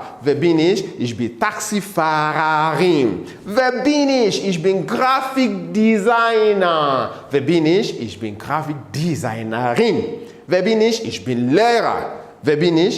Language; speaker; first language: German; non-native, fluent; English